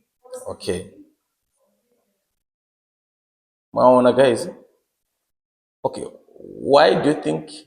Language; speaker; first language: English; non-native, local second language; Nyanja